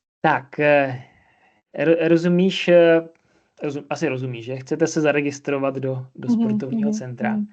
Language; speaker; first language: Czech; non-native, fluent; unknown